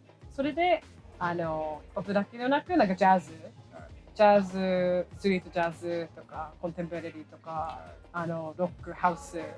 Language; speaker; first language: Japanese; non-native, fluent; English